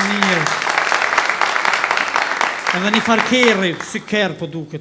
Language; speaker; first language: Albanian; native; Albanian